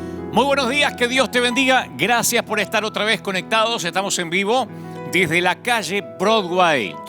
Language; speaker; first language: Spanish; native; Spanish